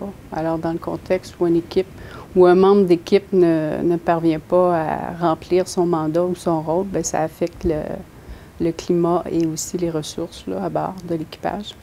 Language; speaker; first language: French; native; French